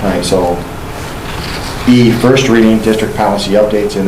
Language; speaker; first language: English; native; English